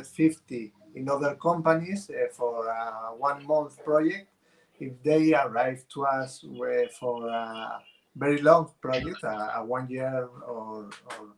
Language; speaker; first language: English; non-native, fluent; Spanish